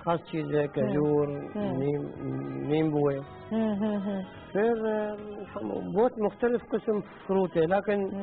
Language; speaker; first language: Hindi; non-native, learner; Arabic